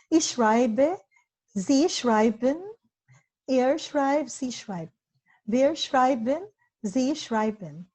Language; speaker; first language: German; non-native, learner; Filipino